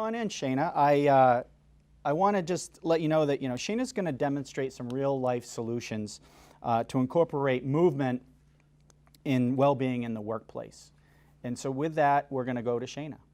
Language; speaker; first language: English; native; English